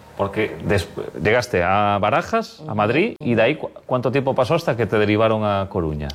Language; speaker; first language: Spanish; native; Spanish